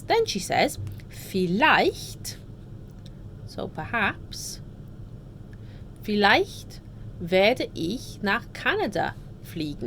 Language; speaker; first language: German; non-native, fluent; English